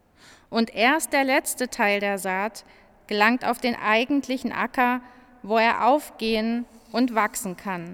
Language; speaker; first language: German; native; German